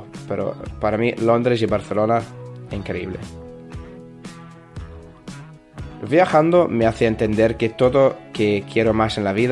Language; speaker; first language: Spanish; non-native, learner; English